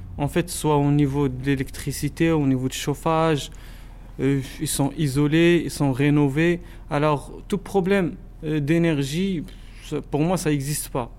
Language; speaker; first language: French; non-native, local second language; Arabic